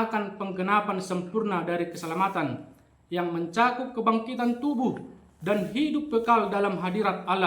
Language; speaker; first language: Indonesian; native; Indonesian